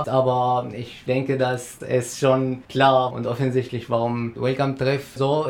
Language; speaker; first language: German; non-native, fluent; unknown